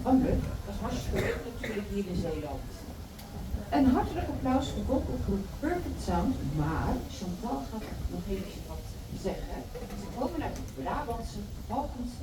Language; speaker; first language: Dutch; native; Dutch